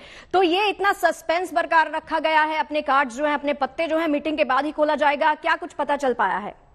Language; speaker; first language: Hindi; native; Hindi